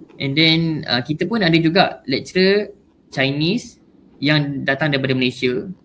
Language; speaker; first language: Malay; native; Malay